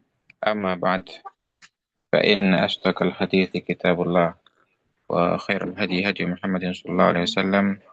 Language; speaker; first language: Arabic; non-native, fluent; Indonesian